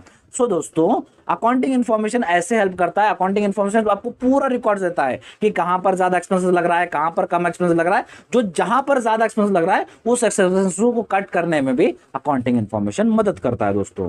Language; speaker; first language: Hindi; native; Hindi